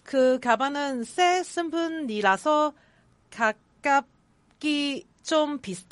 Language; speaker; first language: Korean; non-native, learner; Cantonese